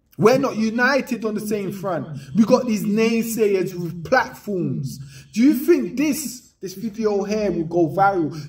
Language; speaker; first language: English; native; English